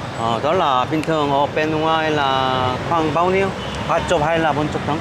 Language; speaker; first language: Vietnamese; non-native, learner; Korean